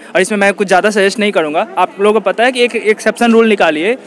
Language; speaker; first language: Hindi; native; Hindi